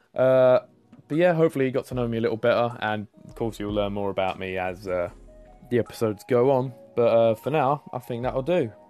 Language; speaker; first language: English; native; English